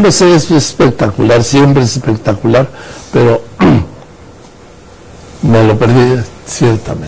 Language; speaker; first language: Spanish; native; Spanish